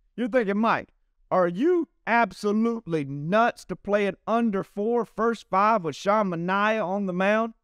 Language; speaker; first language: English; native; English